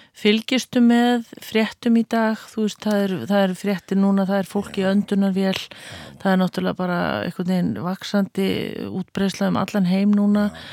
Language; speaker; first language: Icelandic; native; Icelandic